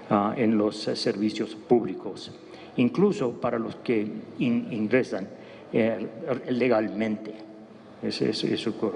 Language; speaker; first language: Spanish; non-native, fluent; English